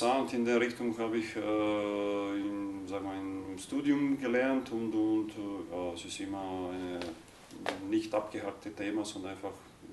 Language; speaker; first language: German; non-native, learner; Croatian